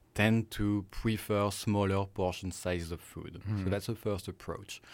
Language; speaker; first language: English; non-native, fluent; French